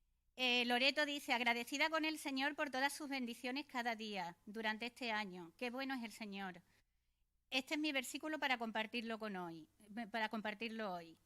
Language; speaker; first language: Spanish; native; Spanish